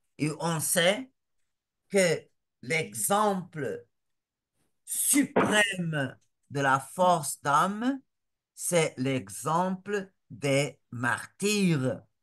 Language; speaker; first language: French; non-native, fluent; Portuguese